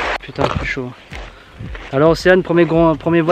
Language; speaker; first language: French; native; French